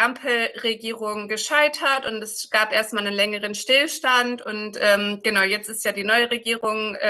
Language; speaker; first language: German; native; German